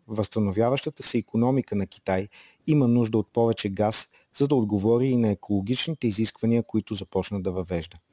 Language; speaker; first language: Bulgarian; native; Bulgarian